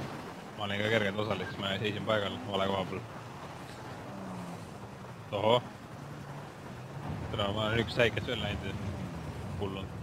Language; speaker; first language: Estonian; native; Estonian